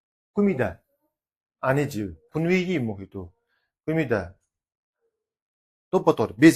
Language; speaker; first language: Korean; non-native, fluent; Uzbek